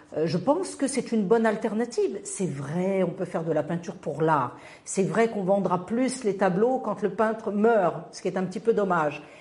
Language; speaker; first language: French; non-native, local second language; Arabic